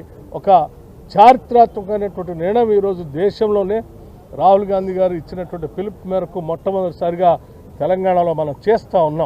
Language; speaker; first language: Telugu; native; Telugu